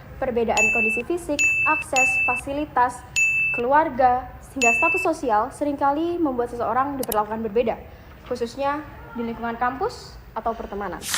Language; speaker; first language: Indonesian; native; Indonesian